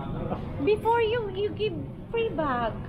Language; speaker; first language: English; non-native, local second language; Filipino